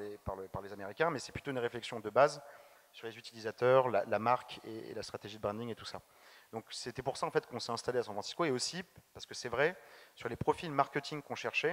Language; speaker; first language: French; native; French